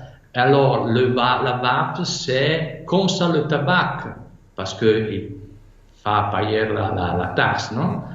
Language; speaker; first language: French; non-native, fluent; Italian